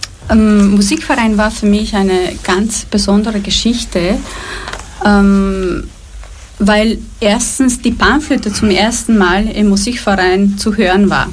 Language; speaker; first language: German; non-native, fluent; Romanian